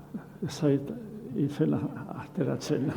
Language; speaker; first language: Basque; non-native, local second language; Spanish